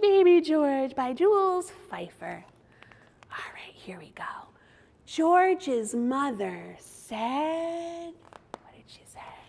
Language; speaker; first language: English; native; English